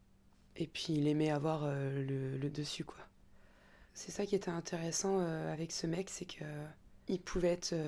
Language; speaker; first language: French; native; French